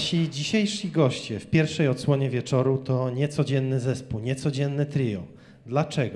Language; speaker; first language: Polish; native; Polish